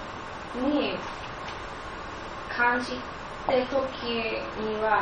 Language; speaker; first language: Japanese; non-native, learner; English